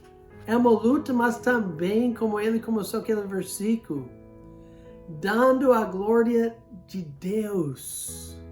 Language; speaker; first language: Portuguese; non-native, fluent; English